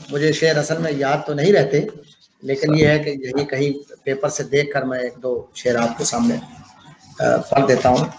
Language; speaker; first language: Urdu; non-native, local second language; Punjabi